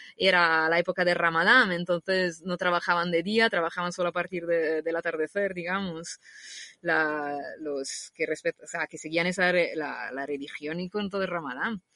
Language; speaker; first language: Spanish; non-native, fluent; Italian